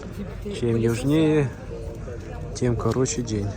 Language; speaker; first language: Russian; native; Russian